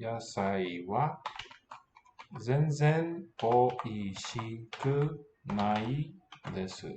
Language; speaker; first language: Japanese; non-native, learner; English